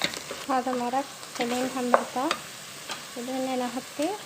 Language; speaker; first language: Arabic; non-native, learner; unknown